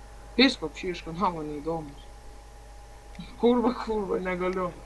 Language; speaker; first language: Lithuanian; native; Lithuanian